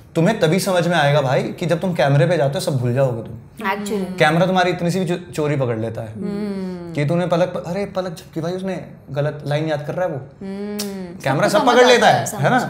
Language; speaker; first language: Hindi; native; Hindi